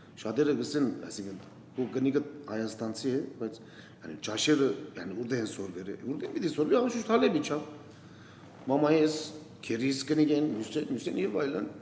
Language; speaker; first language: Armenian; native; Armenian